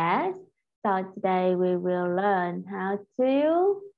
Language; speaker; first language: English; non-native, fluent; Vietnamese